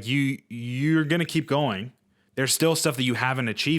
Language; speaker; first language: English; native; English